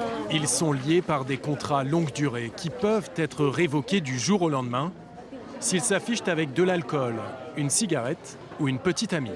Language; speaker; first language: French; native; French